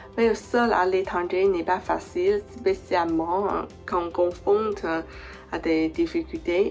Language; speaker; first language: French; non-native, fluent; Chinese